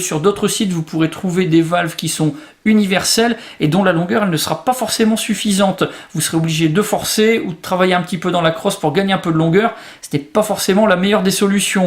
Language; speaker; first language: French; native; French